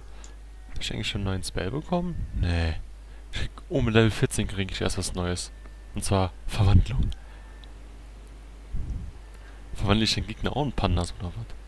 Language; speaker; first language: German; native; German